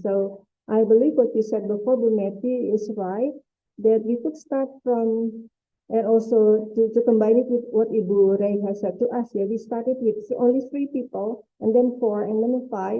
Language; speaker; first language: English; non-native, fluent; Indonesian